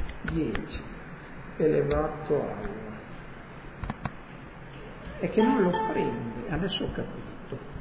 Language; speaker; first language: Italian; native; Italian